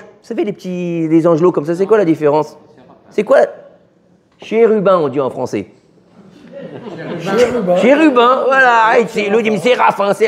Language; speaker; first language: French; native; French